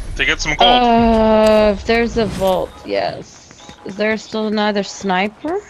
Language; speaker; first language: English; native; English